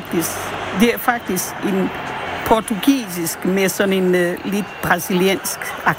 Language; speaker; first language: Danish; non-native, fluent; Portuguese